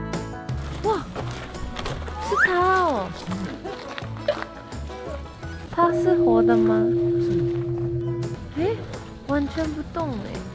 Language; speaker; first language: Chinese; non-native, fluent; Japanese